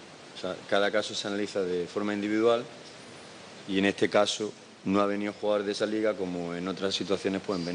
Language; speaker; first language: Spanish; native; Spanish